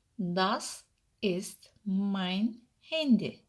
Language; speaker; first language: German; non-native, fluent; Turkish